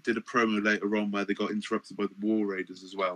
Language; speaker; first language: English; native; English